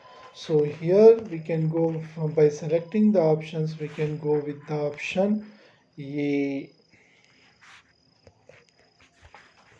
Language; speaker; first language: English; non-native, local second language; Telugu